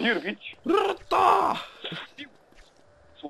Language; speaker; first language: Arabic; native; Arabic